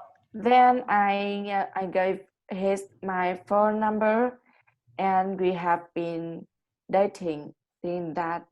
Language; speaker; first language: English; non-native, learner; Vietnamese